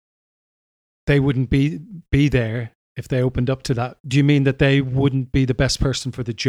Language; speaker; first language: English; native; English